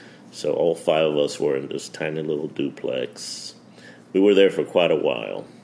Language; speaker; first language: English; early bilingual, other home language; Spanish